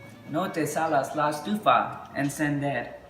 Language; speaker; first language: Spanish; non-native, learner; English